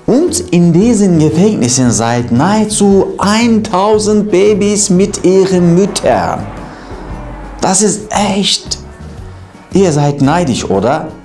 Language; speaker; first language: German; non-native, learner; Turkish